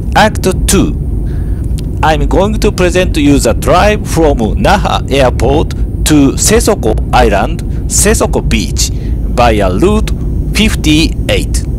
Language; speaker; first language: English; non-native, learner; Japanese